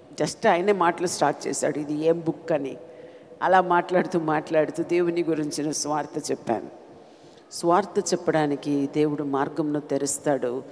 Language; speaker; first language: Telugu; non-native, fluent; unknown